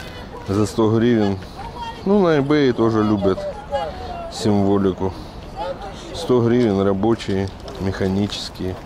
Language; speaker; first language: Russian; native; Russian